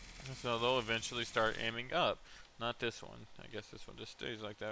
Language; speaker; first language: English; native; English